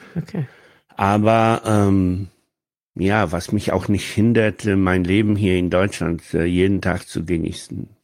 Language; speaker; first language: German; non-native, fluent; Polish